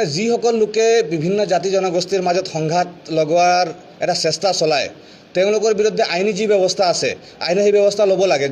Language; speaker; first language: Assamese; non-native, local second language; Bhojpuri